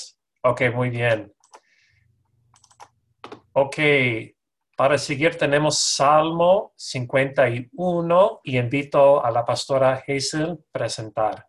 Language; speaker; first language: Spanish; non-native, fluent; English